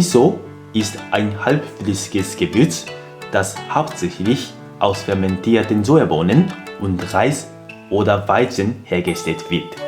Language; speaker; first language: German; non-native, fluent; Japanese